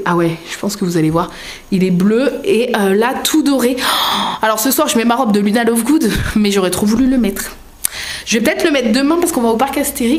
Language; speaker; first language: French; native; French